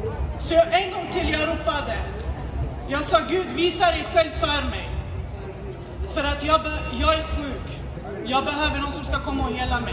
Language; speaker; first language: Swedish; non-native, fluent; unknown